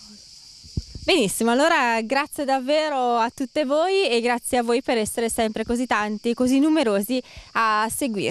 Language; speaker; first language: Italian; native; Italian